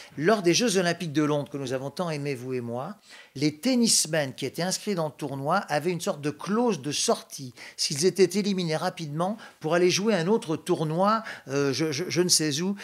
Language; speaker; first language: French; native; French